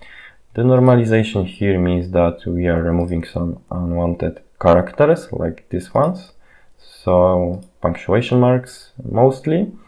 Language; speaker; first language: English; non-native, fluent; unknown